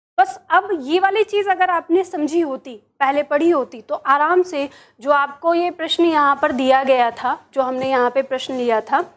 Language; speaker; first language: Hindi; native; Hindi